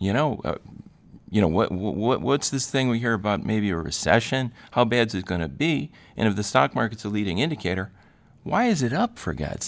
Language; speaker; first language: English; native; English